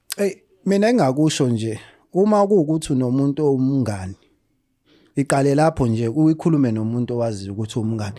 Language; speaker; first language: Zulu; native; Zulu